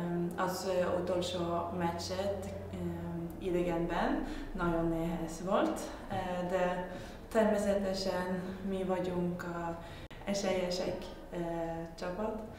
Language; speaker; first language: Hungarian; non-native, learner; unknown